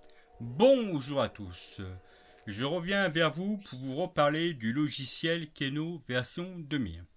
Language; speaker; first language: French; native; French